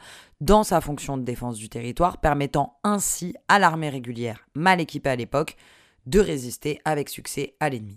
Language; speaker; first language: French; native; French